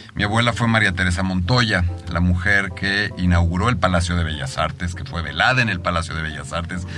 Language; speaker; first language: Spanish; native; Spanish